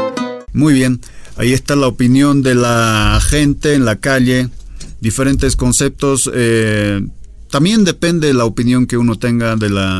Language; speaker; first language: Spanish; native; Spanish